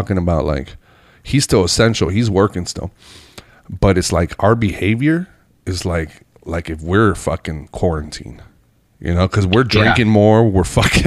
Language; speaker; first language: English; early bilingual, other home language; Spanish